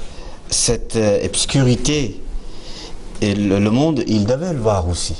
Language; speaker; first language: French; non-native, fluent; Urdu